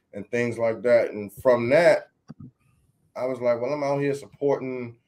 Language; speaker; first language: English; native; English